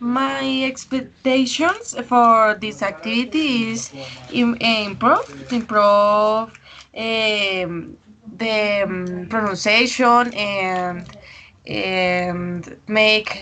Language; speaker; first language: English; non-native, learner; Spanish